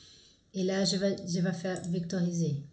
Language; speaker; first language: French; non-native, fluent; Portuguese